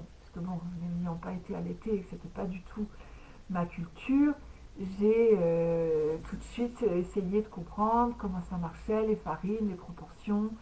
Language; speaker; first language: French; native; French